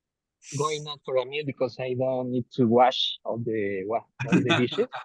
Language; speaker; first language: English; non-native, learner; Spanish